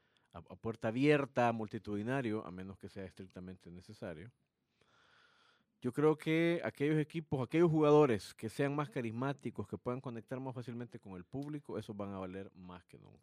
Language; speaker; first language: Spanish; native; Spanish